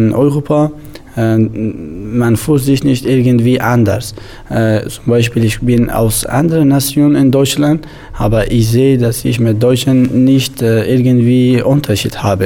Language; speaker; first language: German; non-native, fluent; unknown